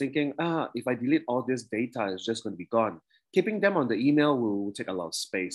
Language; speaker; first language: English; early bilingual, other home language; Indonesian